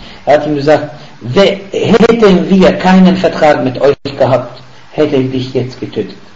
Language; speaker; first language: German; non-native, fluent; Arabic